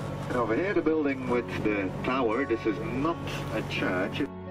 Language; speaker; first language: English; non-native, fluent; Dutch